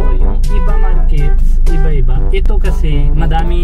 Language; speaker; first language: Filipino; non-native, learner; Punjabi